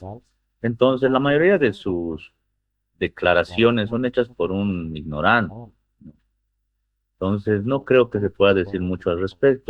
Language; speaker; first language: Spanish; native; Spanish